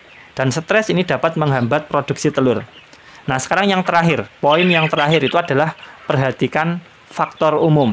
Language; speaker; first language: Indonesian; native; Indonesian